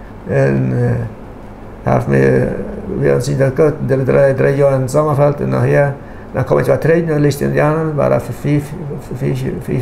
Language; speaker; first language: German; non-native, local second language; Low German